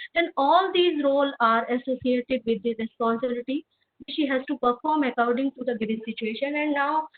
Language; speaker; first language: English; non-native, local second language; Hindi